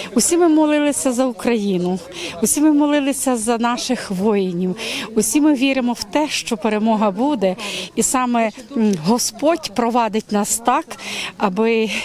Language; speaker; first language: Ukrainian; native; Ukrainian